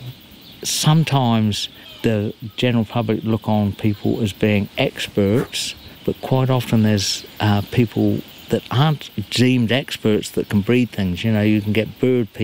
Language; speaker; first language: English; native; English